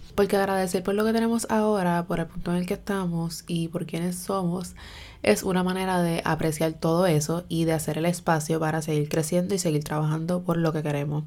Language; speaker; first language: Spanish; native; Spanish